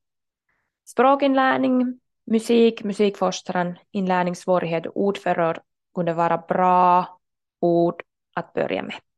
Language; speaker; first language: Swedish; non-native, local second language; Finnish